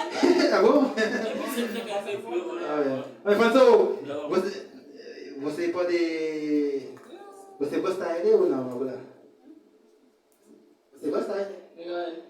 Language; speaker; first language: Portuguese; non-native, learner; Haitian Creole